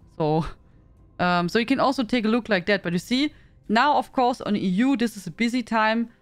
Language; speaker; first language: English; non-native, fluent; German